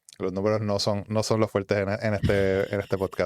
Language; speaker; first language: Spanish; native; Spanish